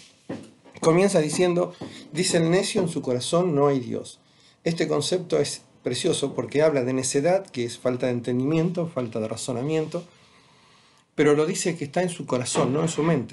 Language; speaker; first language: Spanish; native; Spanish